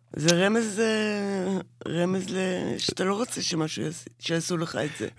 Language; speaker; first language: Hebrew; native; Hebrew